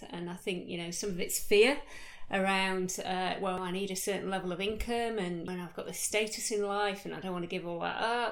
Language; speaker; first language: English; native; English